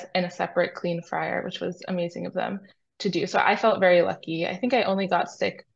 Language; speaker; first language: English; native; English